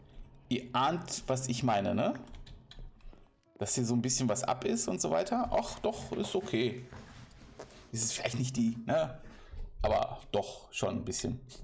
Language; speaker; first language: German; native; German